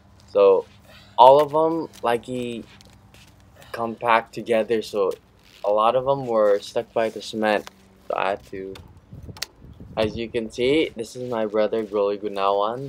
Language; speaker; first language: English; early bilingual, other home language; Indonesian